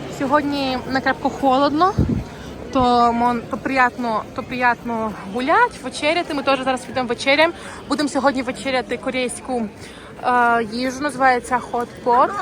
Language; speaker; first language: Ukrainian; early bilingual, heritage; Ukrainian